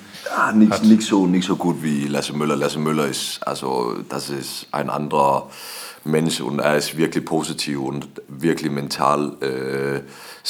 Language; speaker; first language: German; non-native, learner; Danish